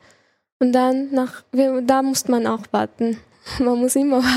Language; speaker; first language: German; early bilingual, other home language; Chechen